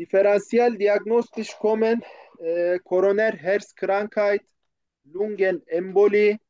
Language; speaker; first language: German; non-native, learner; Turkish